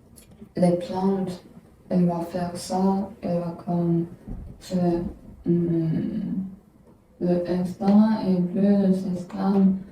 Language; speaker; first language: French; non-native, learner; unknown